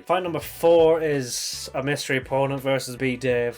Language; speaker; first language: English; native; English